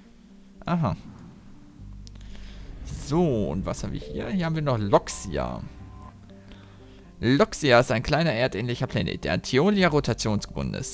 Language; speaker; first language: German; native; German